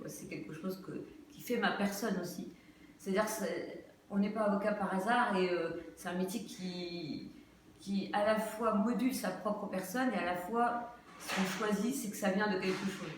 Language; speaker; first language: French; native; French